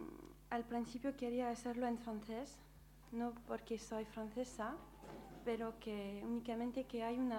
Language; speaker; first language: Spanish; non-native, learner; French